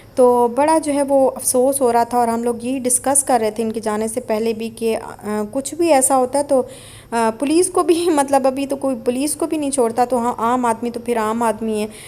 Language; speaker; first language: Urdu; native; Urdu